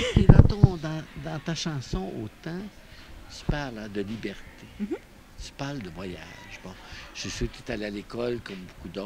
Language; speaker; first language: French; native; French